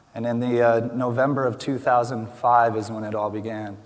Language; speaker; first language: English; native; English